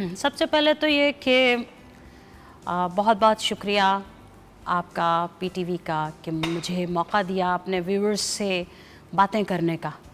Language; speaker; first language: Urdu; native; Urdu